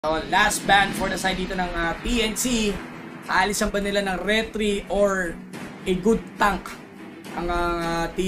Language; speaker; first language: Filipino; native; Filipino